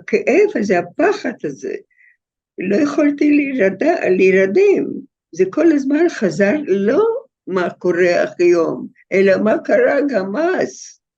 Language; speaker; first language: Hebrew; non-native, fluent; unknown